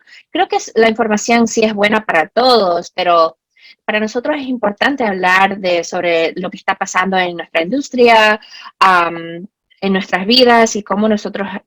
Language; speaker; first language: Spanish; early bilingual, heritage; Spanish